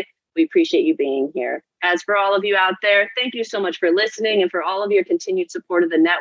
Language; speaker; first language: English; native; English